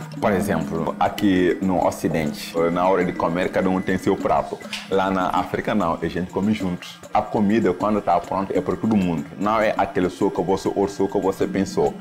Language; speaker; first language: Portuguese; non-native, fluent; Wolof